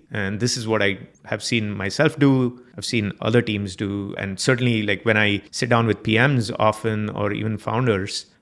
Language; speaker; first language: English; non-native, local second language; Gujarati